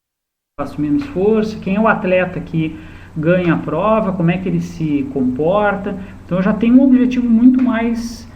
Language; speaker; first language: Portuguese; native; Portuguese